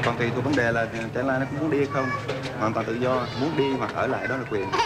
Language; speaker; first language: Vietnamese; native; Vietnamese